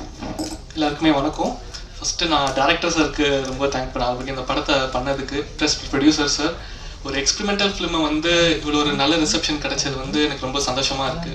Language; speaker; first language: Tamil; native; Tamil